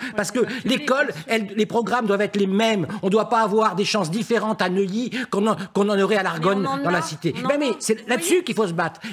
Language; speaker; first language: French; native; French